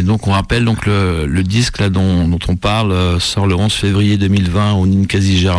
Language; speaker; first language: French; native; French